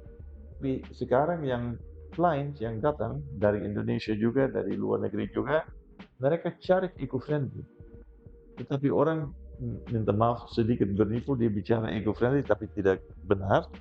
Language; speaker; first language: Indonesian; non-native, fluent; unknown